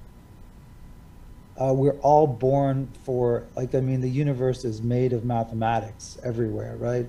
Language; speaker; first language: English; native; English